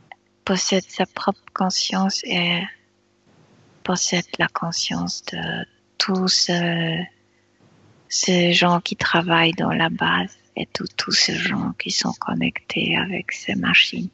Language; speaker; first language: French; non-native, fluent; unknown